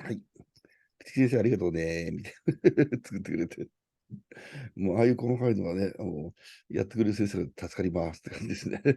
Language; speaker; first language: Japanese; native; Japanese